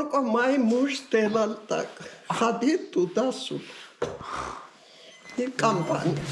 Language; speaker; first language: Russian; non-native, fluent; Georgian